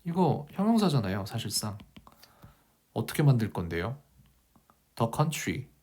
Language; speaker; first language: Korean; native; Korean